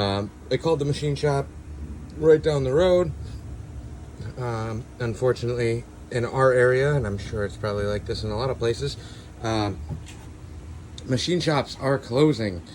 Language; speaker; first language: English; native; English